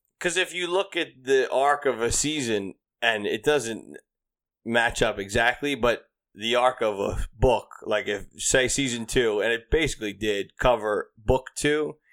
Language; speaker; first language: English; native; English